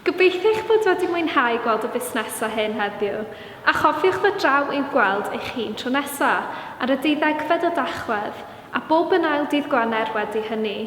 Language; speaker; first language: Welsh; native; Welsh